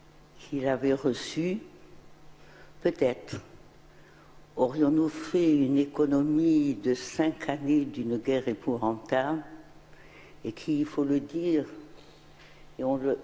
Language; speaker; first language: French; non-native, local second language; Arabic